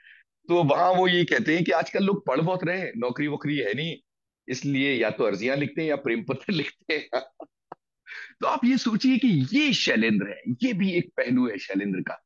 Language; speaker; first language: Hindi; native; Hindi